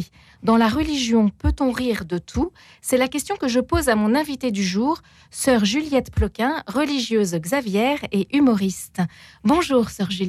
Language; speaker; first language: French; native; French